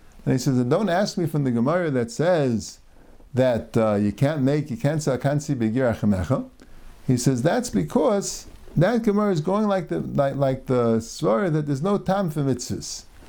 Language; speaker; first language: English; native; English